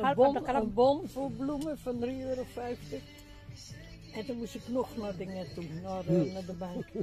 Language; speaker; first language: Dutch; native; Dutch